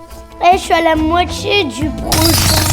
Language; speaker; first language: French; native; French